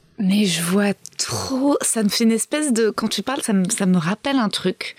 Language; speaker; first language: French; native; French